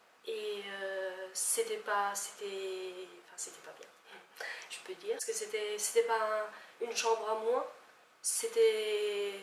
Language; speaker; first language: French; non-native, fluent; Albanian